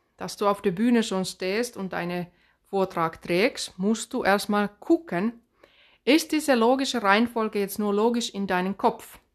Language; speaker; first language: German; non-native, fluent; Finnish